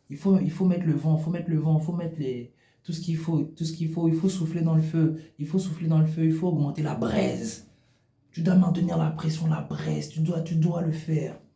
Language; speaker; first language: French; native; French